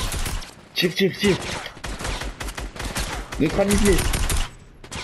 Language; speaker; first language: French; native; French